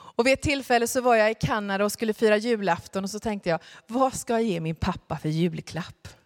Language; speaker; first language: Swedish; native; Swedish